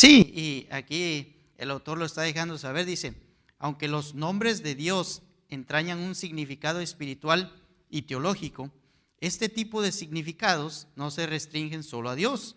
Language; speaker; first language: Spanish; native; Spanish